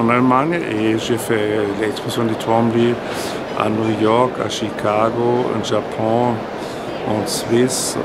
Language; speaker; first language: French; non-native, fluent; German